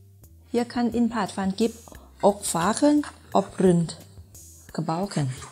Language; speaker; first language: Dutch; non-native, learner; Thai